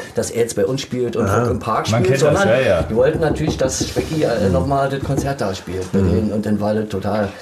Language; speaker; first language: German; native; German